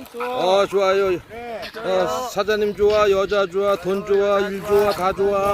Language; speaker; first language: Korean; non-native, learner; Thai